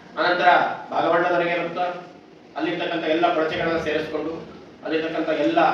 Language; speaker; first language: Kannada; non-native, local second language; Kodava